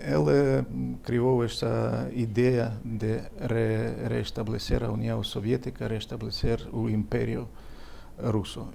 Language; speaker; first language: Portuguese; non-native, fluent; Ukrainian